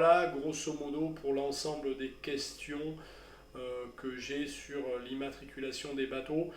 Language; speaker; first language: French; native; French